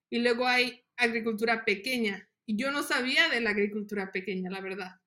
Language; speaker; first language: Spanish; early bilingual, heritage; Spanish